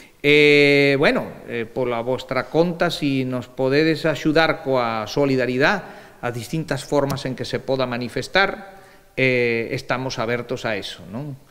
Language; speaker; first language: Galician; early bilingual, heritage; Galician